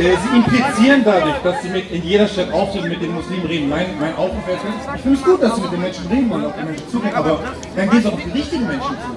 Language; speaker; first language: German; native; German